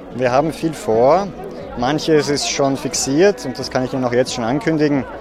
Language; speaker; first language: German; native; German